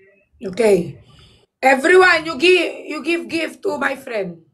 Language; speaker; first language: English; non-native, learner; Filipino